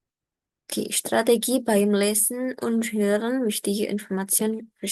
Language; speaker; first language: German; non-native, learner; Indonesian